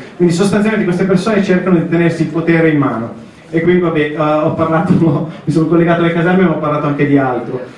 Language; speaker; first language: Italian; native; Italian